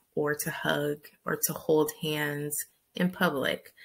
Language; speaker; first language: English; native; English